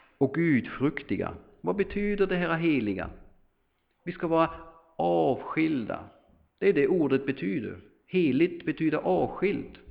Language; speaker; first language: Swedish; non-native, fluent; German